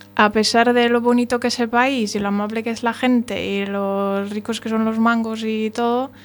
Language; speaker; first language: Spanish; non-native, fluent; German